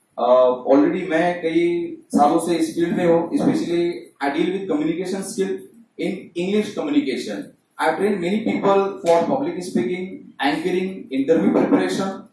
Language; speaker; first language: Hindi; non-native, local second language; Urdu